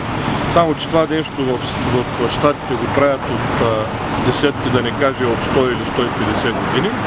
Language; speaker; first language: Bulgarian; native; Bulgarian